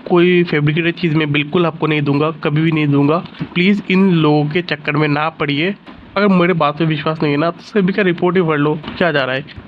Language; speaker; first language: Hindi; non-native, local second language; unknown